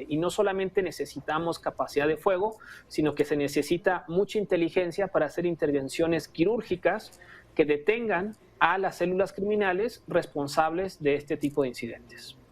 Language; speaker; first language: Spanish; native; Spanish